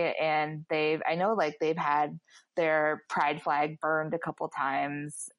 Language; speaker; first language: English; native; English